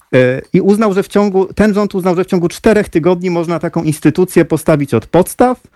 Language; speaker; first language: Polish; native; Polish